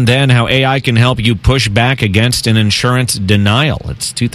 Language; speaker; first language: English; native; English